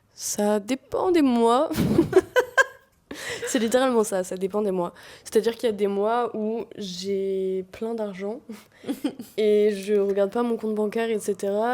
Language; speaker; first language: French; native; French